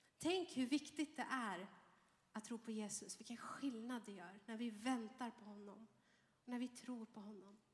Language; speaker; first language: Swedish; early bilingual, other home language; Arabic